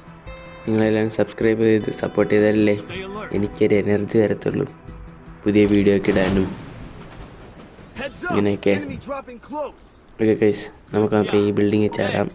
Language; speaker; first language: Malayalam; native; Malayalam